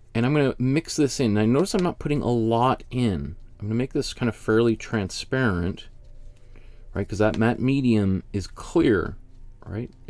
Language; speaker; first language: English; native; English